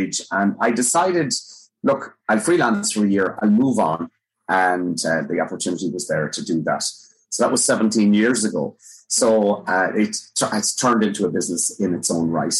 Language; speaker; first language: English; native; English